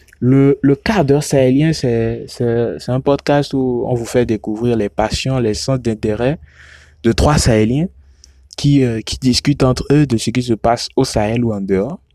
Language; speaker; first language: French; non-native, local second language; Yoruba